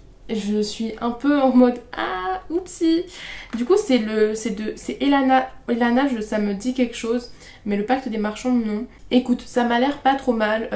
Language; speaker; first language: French; native; French